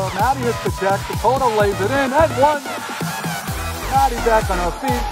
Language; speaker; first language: English; native; English